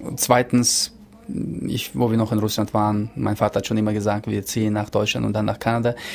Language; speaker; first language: German; early bilingual, heritage; German